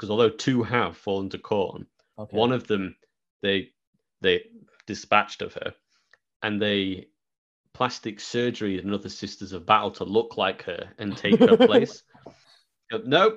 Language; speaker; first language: English; native; English